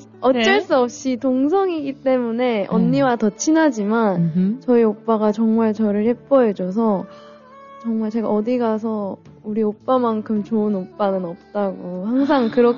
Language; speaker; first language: Korean; native; Korean